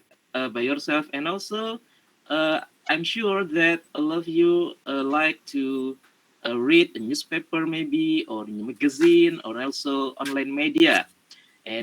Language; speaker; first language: English; non-native, learner; Indonesian